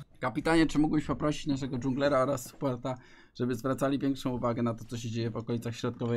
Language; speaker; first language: Polish; native; Polish